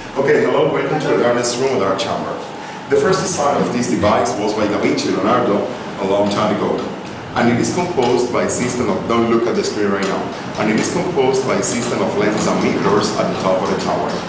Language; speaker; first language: English; non-native, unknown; Spanish